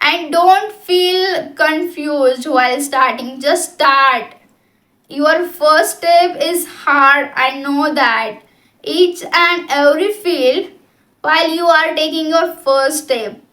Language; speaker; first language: English; non-native, local second language; Hindi